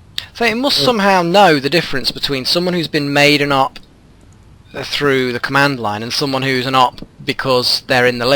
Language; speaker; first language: English; native; English